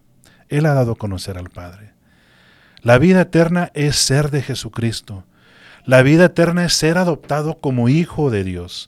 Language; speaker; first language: Spanish; native; Spanish